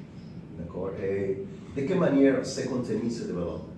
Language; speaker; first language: French; non-native, learner; Spanish